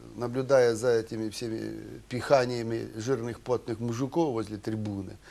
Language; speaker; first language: Russian; non-native, local second language; Ukrainian